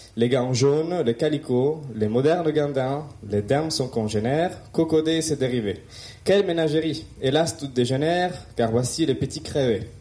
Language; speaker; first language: French; non-native, fluent; Italian